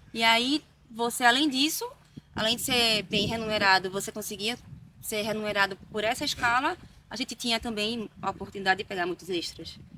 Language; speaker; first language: Portuguese; native; Portuguese